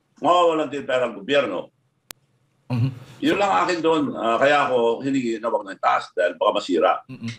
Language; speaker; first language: Filipino; non-native, local second language; Iloko